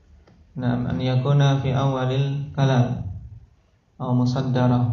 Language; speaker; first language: Arabic; non-native, fluent; Indonesian